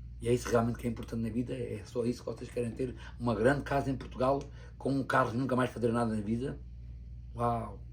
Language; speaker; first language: Portuguese; native; Portuguese